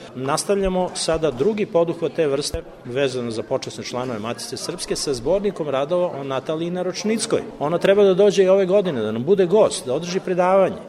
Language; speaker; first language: Serbian; native; Serbian